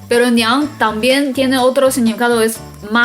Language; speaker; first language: Spanish; non-native, fluent; Chinese